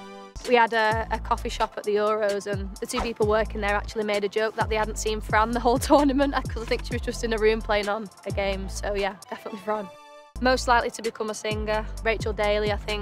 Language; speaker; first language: English; native; English